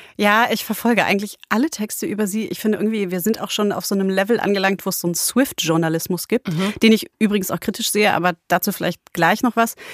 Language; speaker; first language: German; early bilingual, other home language; Polish